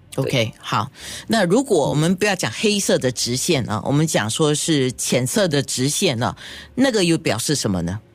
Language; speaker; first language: Chinese; native; Chinese